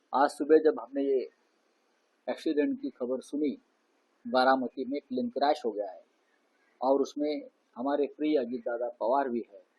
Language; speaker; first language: Hindi; non-native, local second language; Marathi